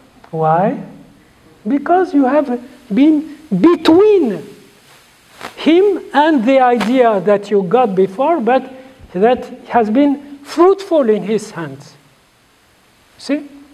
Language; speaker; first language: English; non-native, fluent; Arabic